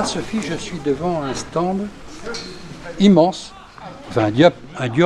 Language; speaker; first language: French; native; French